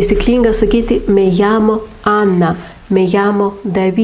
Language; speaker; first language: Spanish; non-native, fluent; Lithuanian